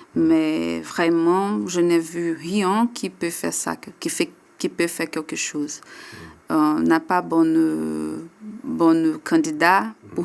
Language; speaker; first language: French; non-native, learner; Portuguese